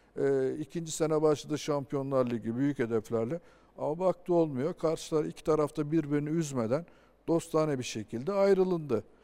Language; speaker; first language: Turkish; native; Turkish